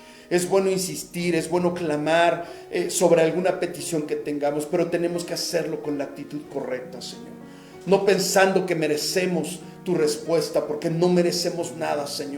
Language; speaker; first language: Spanish; native; Spanish